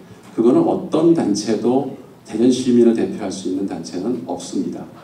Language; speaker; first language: Korean; native; Korean